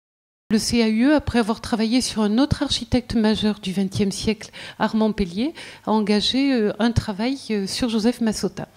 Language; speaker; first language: French; native; French